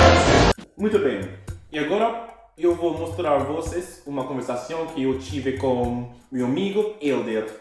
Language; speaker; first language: Portuguese; non-native, fluent; English